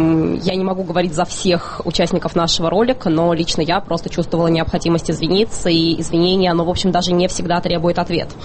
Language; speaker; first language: Russian; native; Russian